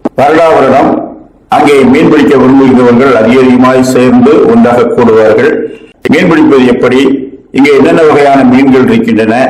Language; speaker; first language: Tamil; native; Tamil